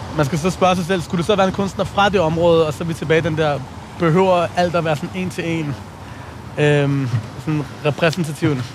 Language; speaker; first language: Danish; early bilingual, other home language; Persian